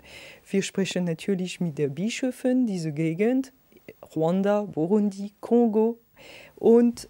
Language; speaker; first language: German; non-native, fluent; French